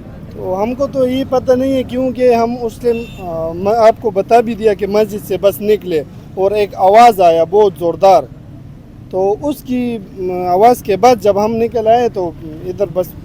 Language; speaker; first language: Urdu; non-native, local second language; Pashto